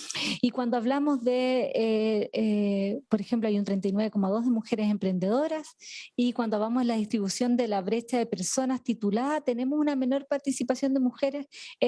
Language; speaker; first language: Spanish; native; Spanish